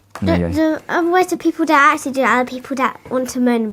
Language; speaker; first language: English; native; English